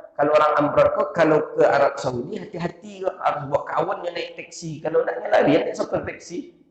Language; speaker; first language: Malay; non-native, local second language; Minangkabau